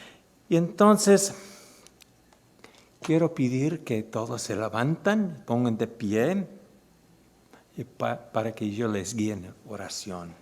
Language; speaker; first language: Spanish; non-native, fluent; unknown